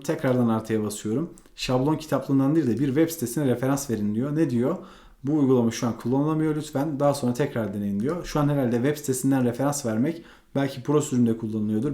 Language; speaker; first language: Turkish; native; Turkish